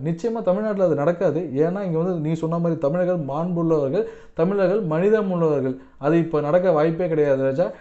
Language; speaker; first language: Tamil; non-native, local second language; Telugu